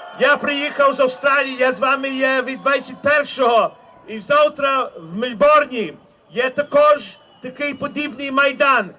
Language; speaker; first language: Ukrainian; early bilingual, heritage; Ukrainian